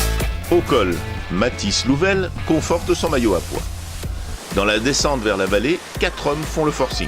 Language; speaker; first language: French; native; French